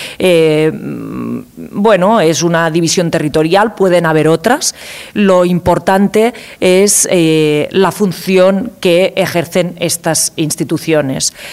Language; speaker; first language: Spanish; non-native, local second language; Catalan